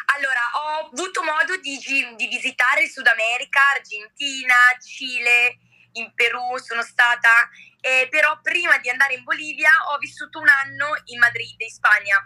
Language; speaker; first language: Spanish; non-native, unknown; Italian